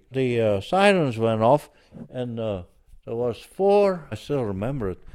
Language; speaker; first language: English; early bilingual, other home language; Dutch